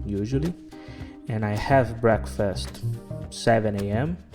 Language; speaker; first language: English; non-native, fluent; Portuguese